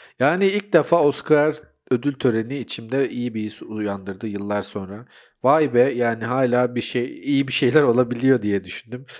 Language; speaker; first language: Turkish; native; Turkish